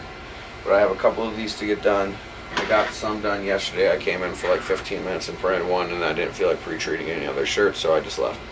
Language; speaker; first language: English; native; English